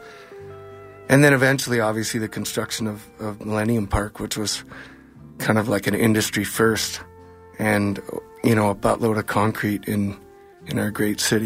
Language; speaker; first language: English; native; English